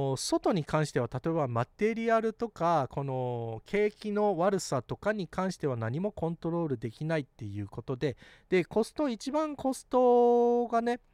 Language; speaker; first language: Japanese; early bilingual, heritage; Japanese